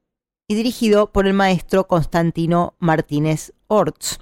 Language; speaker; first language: Spanish; native; Spanish